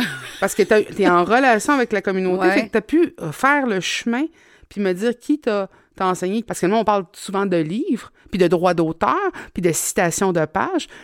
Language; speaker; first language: French; native; French